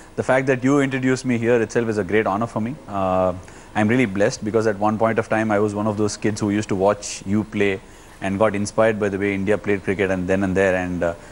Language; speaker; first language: English; non-native, local second language; Tamil